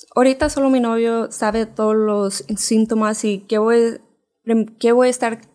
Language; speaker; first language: Spanish; early bilingual, heritage; Spanish